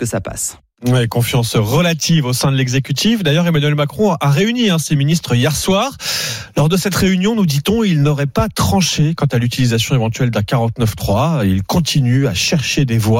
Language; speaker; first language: French; native; French